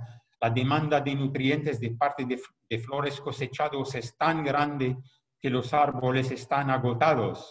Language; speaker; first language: Spanish; non-native, fluent; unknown